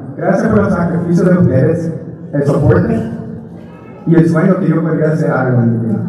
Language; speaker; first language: Spanish; early bilingual, heritage; Spanish